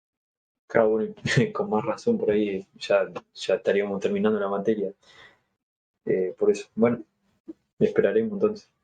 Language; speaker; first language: Spanish; native; Spanish